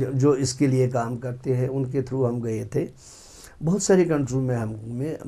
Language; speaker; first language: Urdu; non-native, local second language; Kashmiri